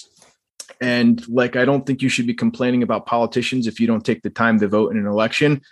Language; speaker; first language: English; native; English